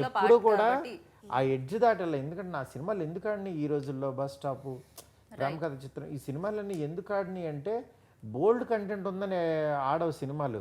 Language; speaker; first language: Telugu; native; Telugu